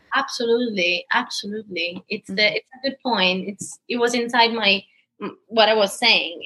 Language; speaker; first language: English; non-native, fluent; Italian